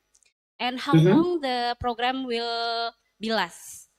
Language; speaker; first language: English; non-native, learner; Indonesian